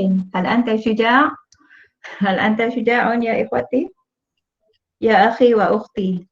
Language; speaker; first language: Arabic; non-native, fluent; Malay